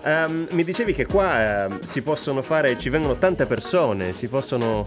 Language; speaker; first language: Italian; native; Italian